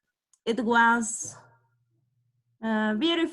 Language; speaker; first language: English; non-native, learner; Spanish